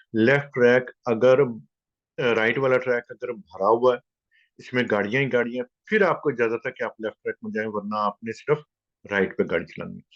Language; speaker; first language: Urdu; native; Urdu